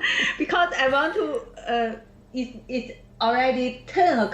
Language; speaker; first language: English; non-native, learner; Chinese